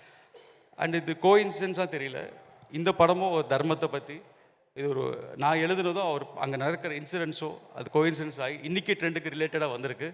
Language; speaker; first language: Tamil; non-native, fluent; Telugu